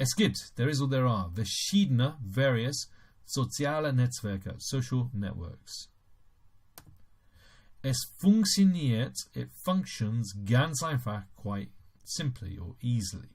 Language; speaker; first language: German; non-native, fluent; English